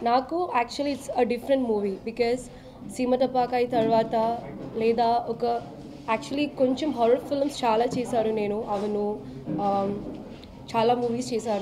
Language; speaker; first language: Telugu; non-native, learner; Malayalam